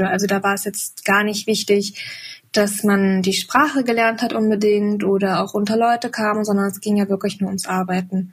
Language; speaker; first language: German; native; German